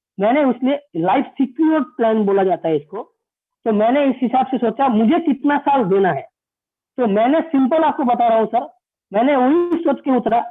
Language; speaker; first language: Hindi; non-native, local second language; Bangla